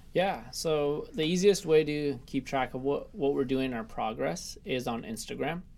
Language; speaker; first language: English; early bilingual, other home language; Russian